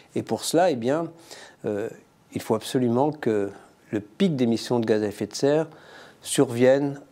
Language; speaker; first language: French; native; French